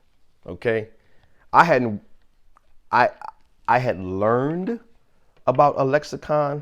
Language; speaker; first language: English; native; English